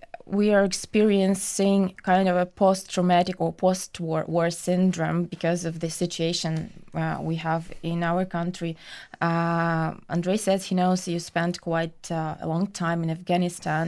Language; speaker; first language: English; non-native, fluent; Ukrainian